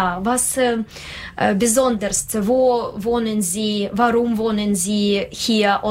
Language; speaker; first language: German; non-native, learner; Russian